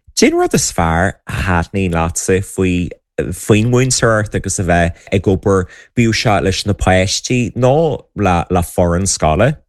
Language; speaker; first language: Irish; native; Irish